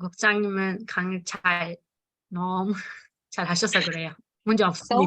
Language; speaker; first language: Korean; non-native, learner; Turkish